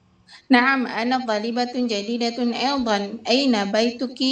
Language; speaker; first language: Arabic; non-native, learner; Indonesian